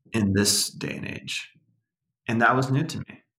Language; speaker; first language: English; early bilingual, other home language; Portuguese